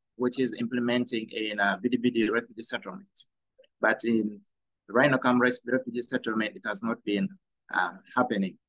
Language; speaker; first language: English; non-native, fluent; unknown